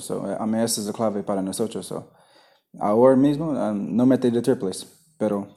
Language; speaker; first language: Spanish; non-native, learner; English